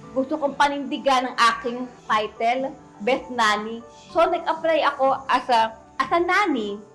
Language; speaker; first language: Filipino; native; Filipino